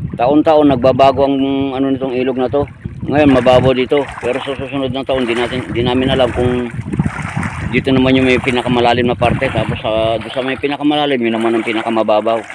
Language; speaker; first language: Filipino; non-native, local second language; Iloko